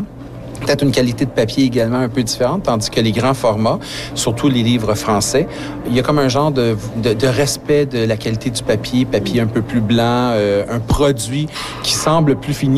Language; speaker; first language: French; native; French